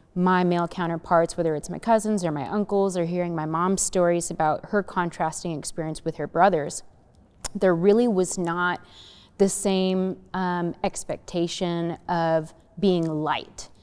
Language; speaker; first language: English; native; English